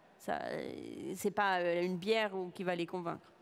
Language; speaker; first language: French; native; French